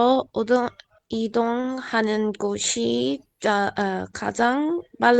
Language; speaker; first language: Korean; non-native, learner; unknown